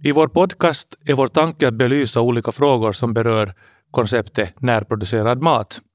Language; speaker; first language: Swedish; non-native, local second language; Finnish